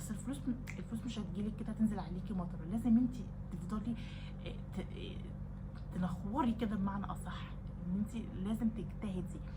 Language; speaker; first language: Arabic; native; Arabic